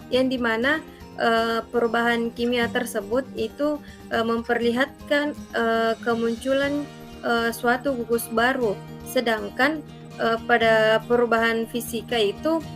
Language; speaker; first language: Indonesian; native; Indonesian